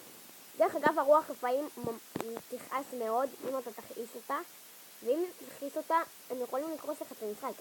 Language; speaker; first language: Hebrew; native; Hebrew